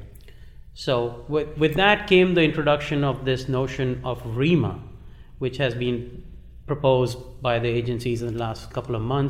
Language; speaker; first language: English; non-native, local second language; Hindi